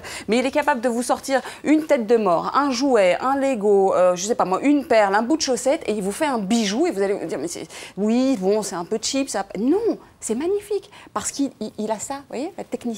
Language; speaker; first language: French; native; French